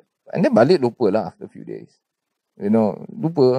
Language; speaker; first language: English; non-native, local second language; Malay